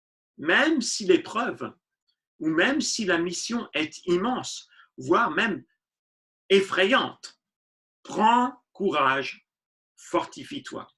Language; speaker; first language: French; native; French